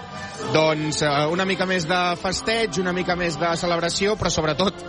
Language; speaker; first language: Catalan; native; Catalan